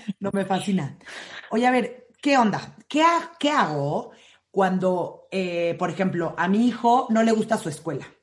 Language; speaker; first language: Spanish; native; Spanish